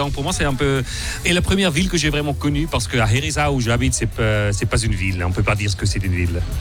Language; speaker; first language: French; non-native, local second language; German